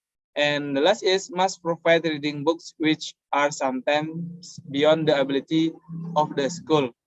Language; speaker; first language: English; non-native, learner; Indonesian